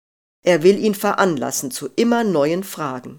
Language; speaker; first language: German; native; German